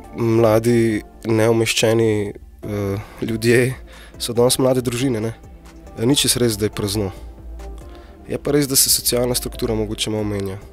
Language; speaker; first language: Slovenian; early bilingual, other home language; Bosnian